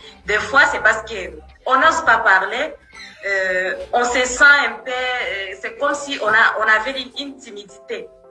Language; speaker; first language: French; non-native, local second language; Swahili